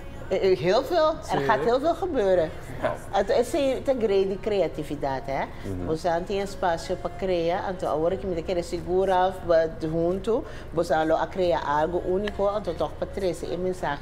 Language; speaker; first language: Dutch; non-native, local second language; Papiamento